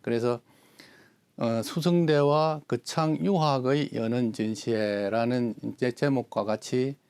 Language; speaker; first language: Korean; native; Korean